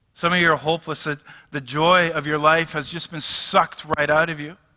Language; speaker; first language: English; native; English